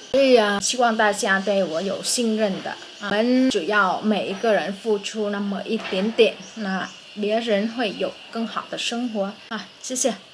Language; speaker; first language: Chinese; non-native, fluent; Vietnamese